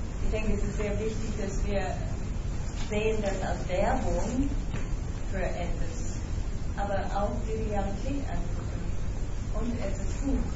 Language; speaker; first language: German; non-native, learner; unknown